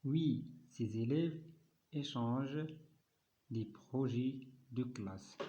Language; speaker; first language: French; non-native, local second language; Arabic